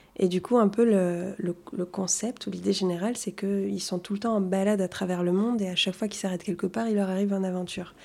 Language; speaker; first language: French; early bilingual, other home language; Arabic